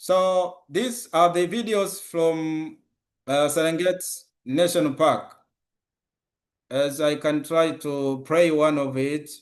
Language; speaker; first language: English; non-native, local second language; Swahili